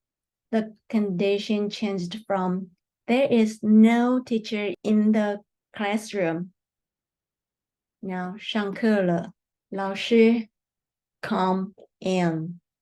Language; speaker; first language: English; non-native, fluent; Chinese